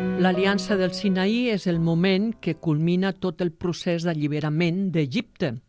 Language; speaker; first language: Catalan; native; Catalan